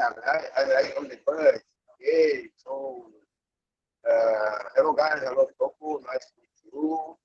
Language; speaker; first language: English; non-native, learner; Portuguese